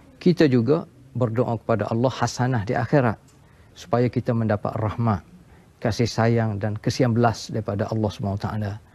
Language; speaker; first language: Malay; native; Malay